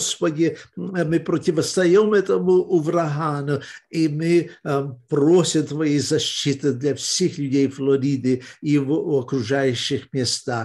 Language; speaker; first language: Russian; early bilingual, heritage; Russian